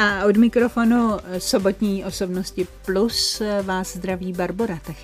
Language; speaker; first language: Czech; native; Czech